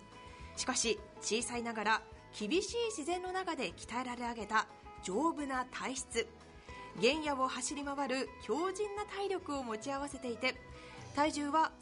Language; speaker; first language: Japanese; native; Japanese